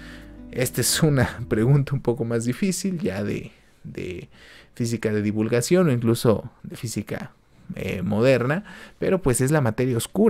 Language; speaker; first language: Spanish; native; Spanish